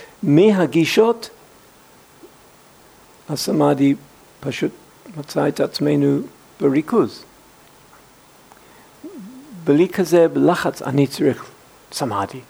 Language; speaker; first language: Hebrew; non-native, fluent; English